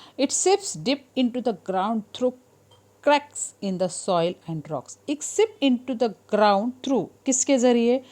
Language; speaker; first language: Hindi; non-native, local second language; Marathi